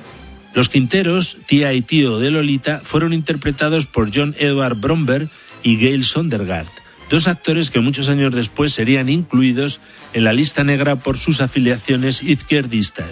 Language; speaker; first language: Spanish; native; Spanish